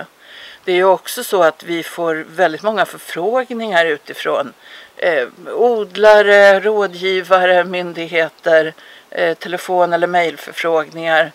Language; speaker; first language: Swedish; native; Swedish